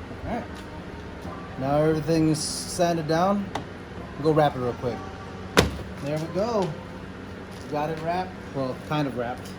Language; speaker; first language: English; native; English